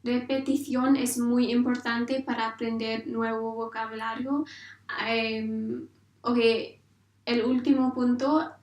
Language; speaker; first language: Spanish; non-native, learner; English